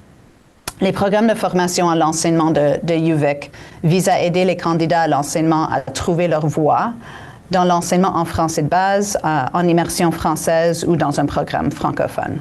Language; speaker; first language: French; native; French